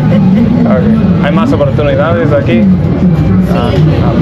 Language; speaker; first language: Spanish; non-native, fluent; English